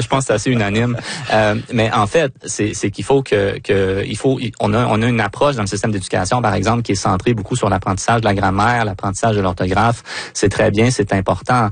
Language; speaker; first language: French; native; French